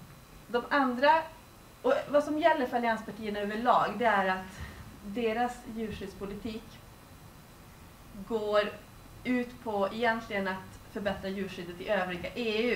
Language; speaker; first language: Swedish; native; Swedish